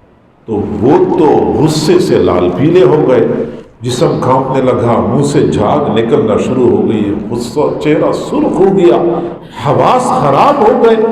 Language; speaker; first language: Urdu; native; Urdu